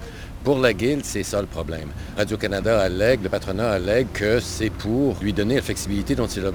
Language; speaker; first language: French; native; French